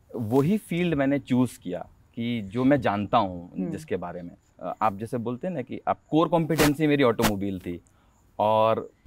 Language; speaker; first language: Hindi; native; Hindi